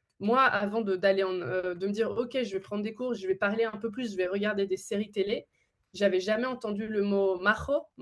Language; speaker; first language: French; native; French